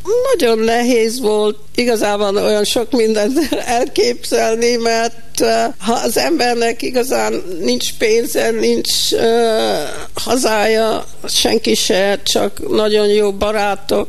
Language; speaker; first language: Hungarian; early bilingual, heritage; Hungarian